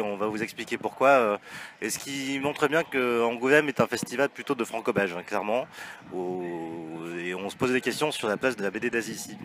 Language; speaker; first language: French; native; French